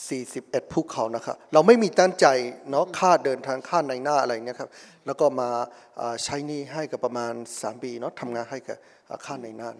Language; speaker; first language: Thai; non-native, fluent; Burmese